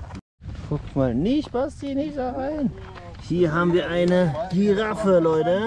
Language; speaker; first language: German; native; German